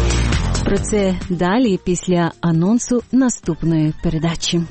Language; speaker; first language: Ukrainian; native; Ukrainian